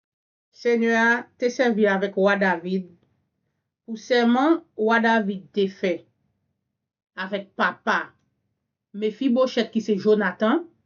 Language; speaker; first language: French; non-native, learner; Haitian Creole